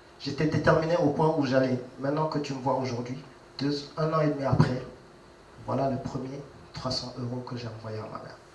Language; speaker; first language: French; non-native, local second language; Wolof